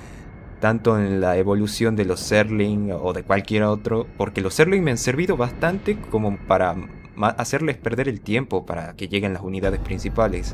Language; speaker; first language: Spanish; native; Spanish